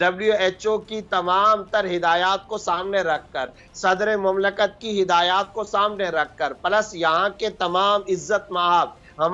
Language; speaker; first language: Urdu; native; Urdu